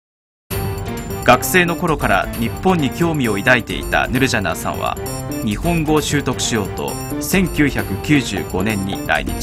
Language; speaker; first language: Japanese; native; Japanese